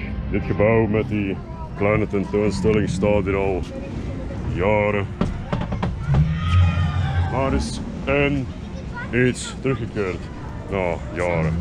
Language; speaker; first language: Dutch; native; Dutch